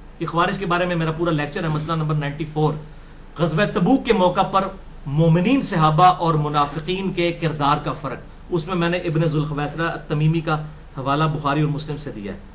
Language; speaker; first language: Urdu; non-native, local second language; Punjabi